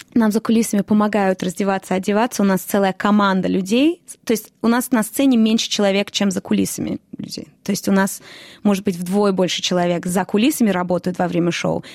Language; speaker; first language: Russian; early bilingual, heritage; Russian